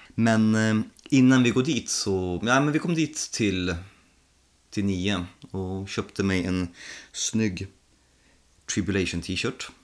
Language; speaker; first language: Swedish; non-native, fluent; Polish